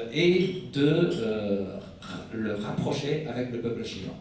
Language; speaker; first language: French; non-native, fluent; Chinese